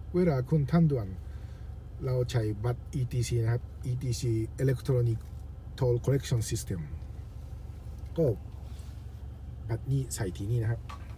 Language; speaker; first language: Thai; native; Thai